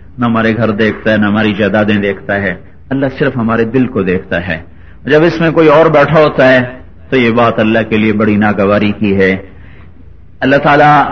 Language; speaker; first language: Urdu; native; Urdu